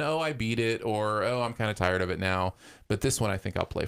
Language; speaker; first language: English; native; English